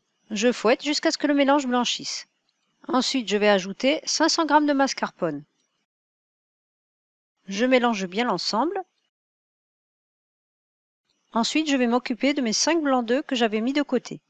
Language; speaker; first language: French; native; French